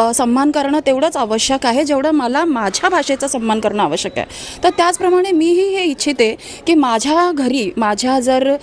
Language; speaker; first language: Marathi; non-native, local second language; Hindi